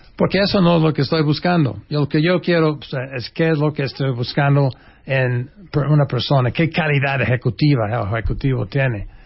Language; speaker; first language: Spanish; non-native, fluent; English